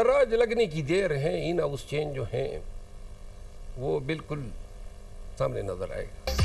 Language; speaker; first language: Urdu; native; Urdu